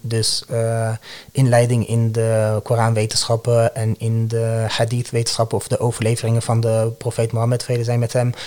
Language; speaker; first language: Dutch; non-native, fluent; Arabic